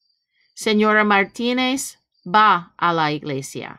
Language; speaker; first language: Spanish; non-native, fluent; English